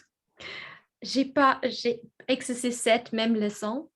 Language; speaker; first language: French; non-native, learner; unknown